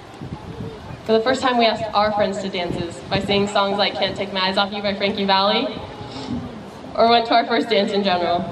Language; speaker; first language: English; native; English